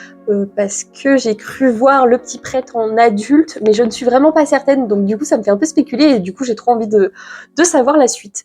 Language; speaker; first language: French; native; French